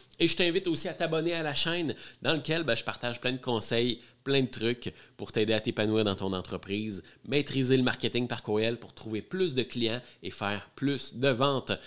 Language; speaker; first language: French; native; French